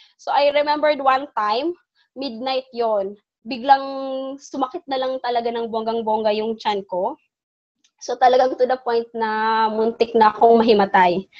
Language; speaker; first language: Filipino; non-native, local second language; Cebuano